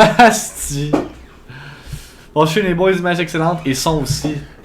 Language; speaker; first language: French; native; French